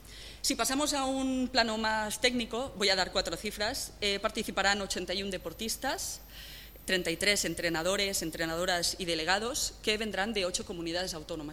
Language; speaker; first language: Spanish; native; Spanish